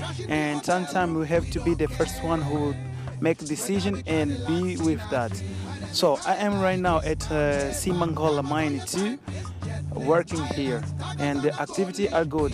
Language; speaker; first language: English; non-native, learner; Portuguese